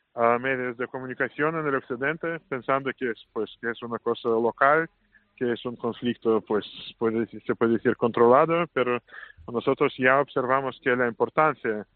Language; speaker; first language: Spanish; non-native, fluent; Russian